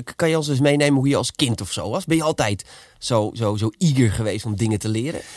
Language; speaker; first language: Dutch; native; Dutch